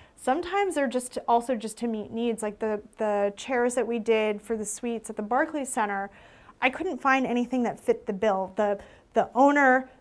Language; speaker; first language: English; native; English